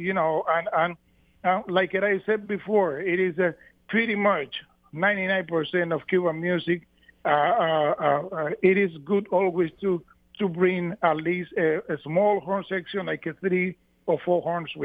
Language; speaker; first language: English; non-native, fluent; Spanish